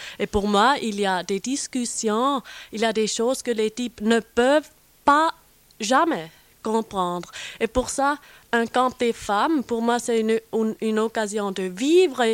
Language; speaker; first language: French; non-native, fluent; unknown